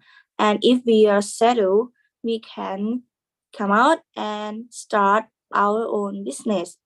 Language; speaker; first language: English; non-native, learner; Thai